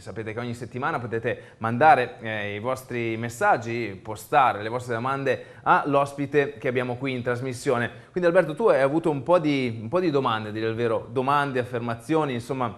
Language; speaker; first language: Italian; native; Italian